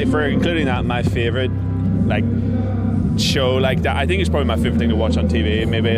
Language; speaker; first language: English; native; English